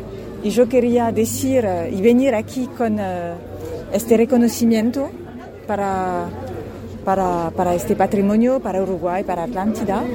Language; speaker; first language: Spanish; non-native, fluent; French